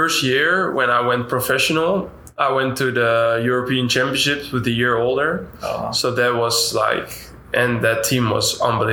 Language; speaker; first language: English; non-native, fluent; Dutch